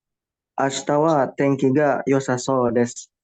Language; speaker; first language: Japanese; non-native, learner; Indonesian